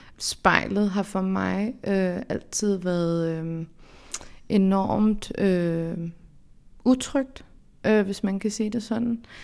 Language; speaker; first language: Danish; early bilingual, other home language; Central Kurdish